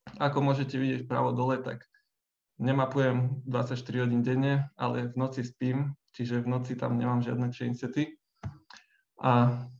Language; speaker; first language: Slovak; native; Slovak